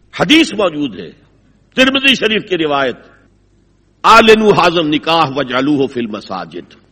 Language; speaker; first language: Urdu; native; Urdu